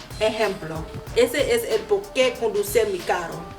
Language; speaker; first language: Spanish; non-native, learner; English